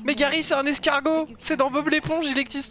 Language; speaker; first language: French; native; French